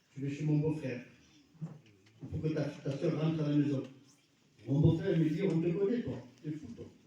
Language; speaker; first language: French; early bilingual, other home language; Arabic